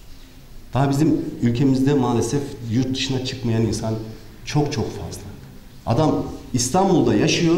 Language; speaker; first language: Turkish; native; Turkish